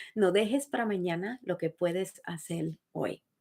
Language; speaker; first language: Spanish; early bilingual, heritage; Spanish